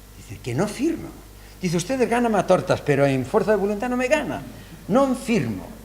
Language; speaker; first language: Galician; native; Galician